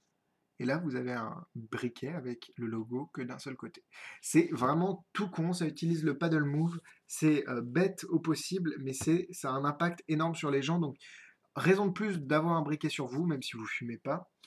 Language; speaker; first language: French; native; French